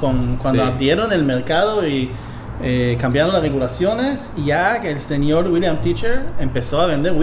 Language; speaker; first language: Spanish; non-native, fluent; English